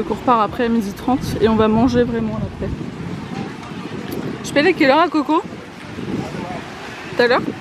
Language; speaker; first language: French; native; French